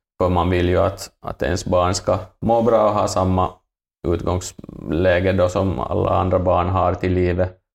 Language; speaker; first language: Swedish; native; Swedish